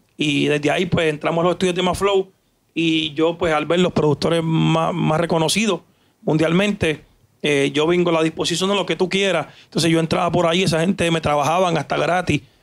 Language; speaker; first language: Spanish; native; Spanish